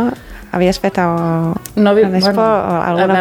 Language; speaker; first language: Catalan; non-native, fluent; English